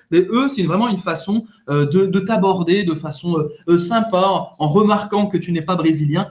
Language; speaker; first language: French; native; French